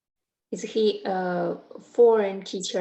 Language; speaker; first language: English; non-native, learner; Chinese